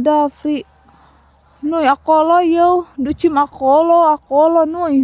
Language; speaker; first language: Romanian; non-native, learner; Indonesian